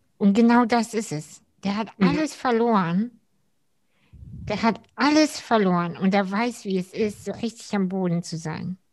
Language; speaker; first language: German; early bilingual, other home language; Russian